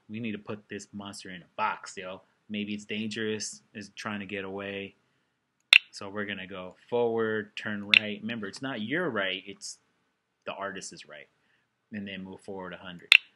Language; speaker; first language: English; early bilingual, other home language; Spanish